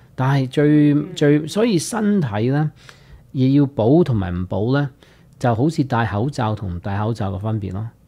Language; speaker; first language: Cantonese; native; Cantonese